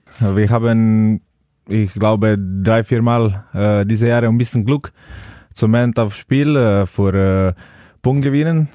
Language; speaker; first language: German; non-native, learner; Slovenian